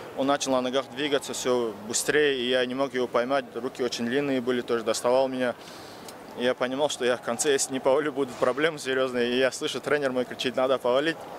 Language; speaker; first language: Russian; non-native, local second language; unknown